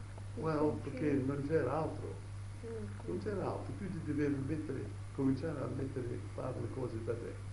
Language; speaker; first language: Italian; early bilingual, heritage; Italian